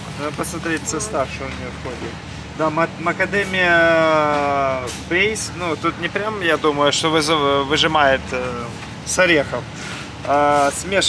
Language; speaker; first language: Russian; native; Russian